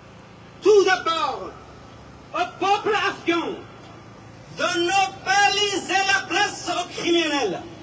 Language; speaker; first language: French; non-native, fluent; Persian